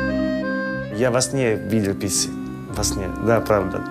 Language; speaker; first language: Russian; non-native, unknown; Italian